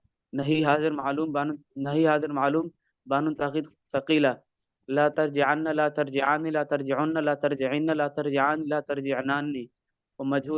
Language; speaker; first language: Arabic; non-native, learner; Urdu